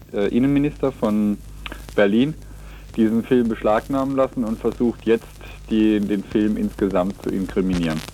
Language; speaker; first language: German; native; German